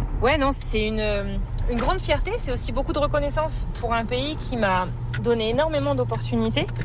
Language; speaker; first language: French; native; French